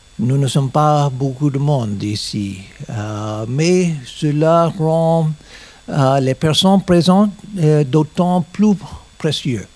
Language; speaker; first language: French; non-native, learner; English